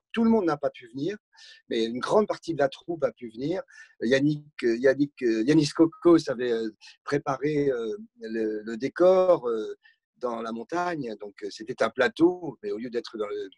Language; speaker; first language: French; native; French